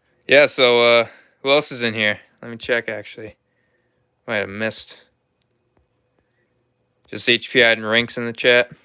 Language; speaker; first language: English; native; English